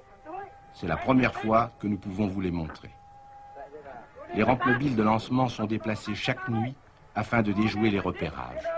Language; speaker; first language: French; native; French